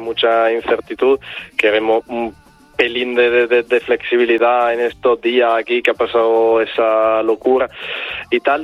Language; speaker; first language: Spanish; non-native, fluent; Italian